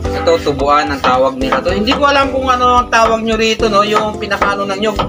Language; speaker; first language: Filipino; non-native, local second language; Iloko